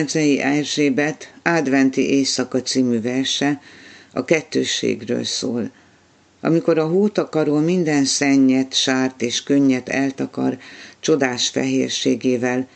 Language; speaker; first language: Hungarian; native; Hungarian